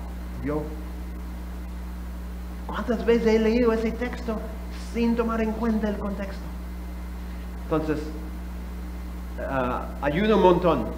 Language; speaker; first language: Spanish; non-native, fluent; English